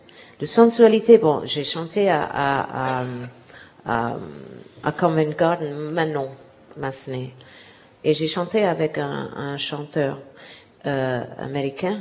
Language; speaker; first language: French; non-native, learner; English